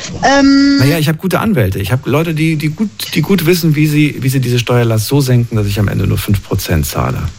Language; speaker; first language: German; native; German